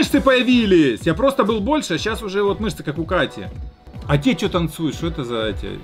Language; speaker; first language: Russian; native; Russian